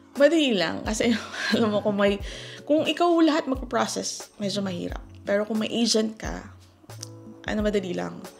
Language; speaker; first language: Filipino; native; Filipino